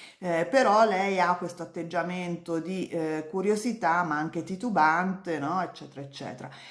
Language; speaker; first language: Italian; native; Italian